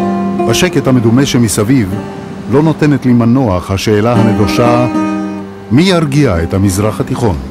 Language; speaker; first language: Hebrew; native; Hebrew